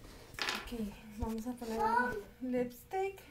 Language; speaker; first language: Spanish; early bilingual, heritage; Spanish